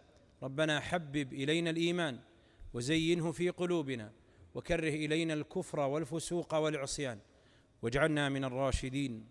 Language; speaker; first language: Arabic; native; Arabic